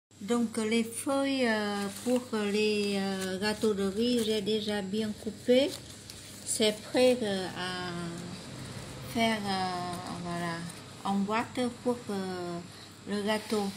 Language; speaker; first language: French; non-native, learner; Vietnamese